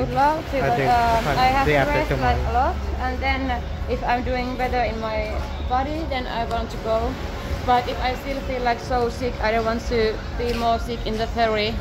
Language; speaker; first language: English; non-native, learner; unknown